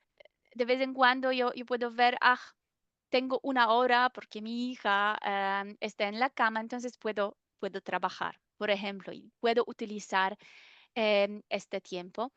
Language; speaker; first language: Spanish; non-native, fluent; German